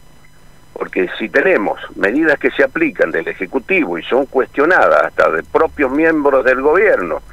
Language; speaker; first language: Spanish; native; Spanish